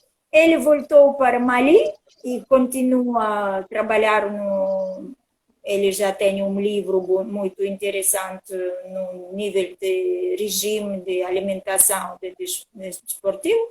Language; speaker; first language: Portuguese; non-native, learner; Russian